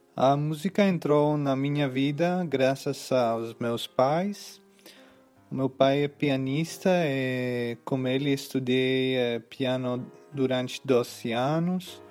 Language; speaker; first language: Portuguese; non-native, learner; Greek